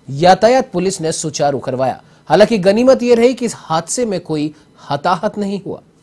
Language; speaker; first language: Hindi; native; Hindi